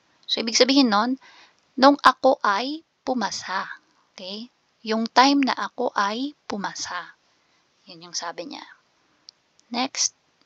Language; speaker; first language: Filipino; native; Filipino